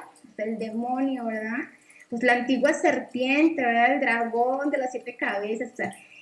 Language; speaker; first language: Spanish; native; Spanish